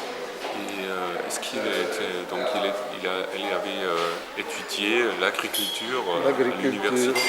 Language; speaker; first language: French; non-native, fluent; German